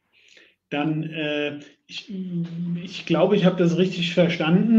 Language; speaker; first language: German; native; German